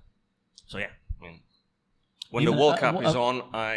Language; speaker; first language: English; non-native, fluent; Italian